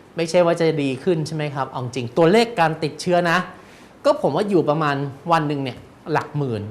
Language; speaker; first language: Thai; native; Thai